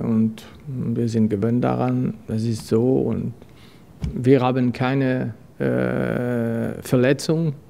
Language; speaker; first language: German; non-native, fluent; French